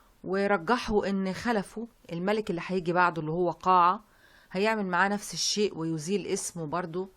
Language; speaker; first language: Arabic; native; Arabic